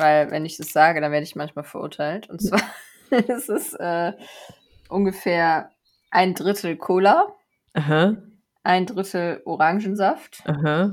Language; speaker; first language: German; native; German